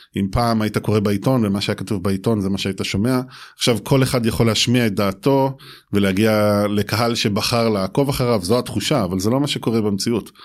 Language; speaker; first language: Hebrew; native; Hebrew